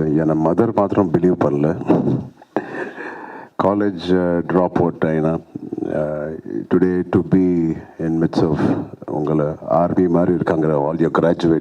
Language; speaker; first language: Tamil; non-native, local second language; Telugu